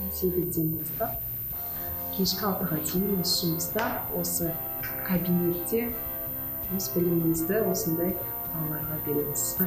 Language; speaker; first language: Kazakh; non-native, local second language; Russian